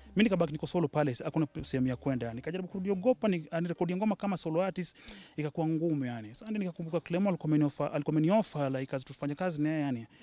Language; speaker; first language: Swahili; native; Swahili